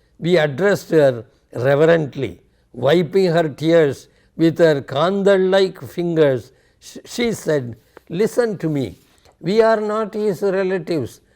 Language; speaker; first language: English; non-native, local second language; Tamil